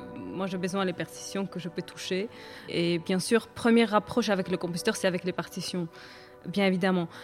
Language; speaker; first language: French; non-native, fluent; Georgian